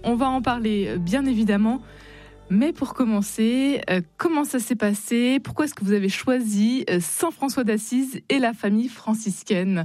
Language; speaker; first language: French; native; French